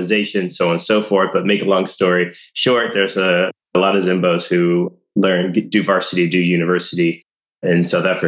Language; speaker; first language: English; native; English